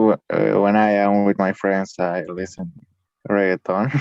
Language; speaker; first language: English; non-native, learner; Spanish